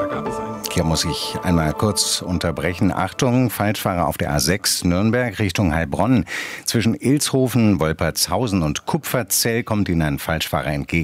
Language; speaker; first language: German; native; German